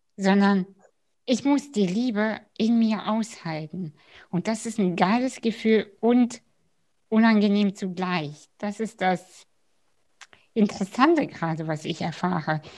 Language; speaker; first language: German; early bilingual, other home language; Russian